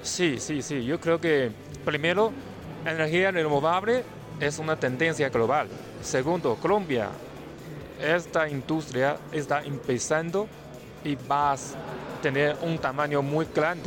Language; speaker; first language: Spanish; non-native, learner; Chinese